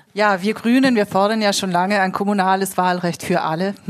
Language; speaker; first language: German; native; German